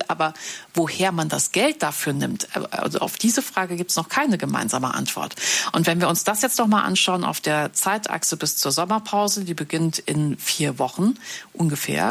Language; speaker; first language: German; native; German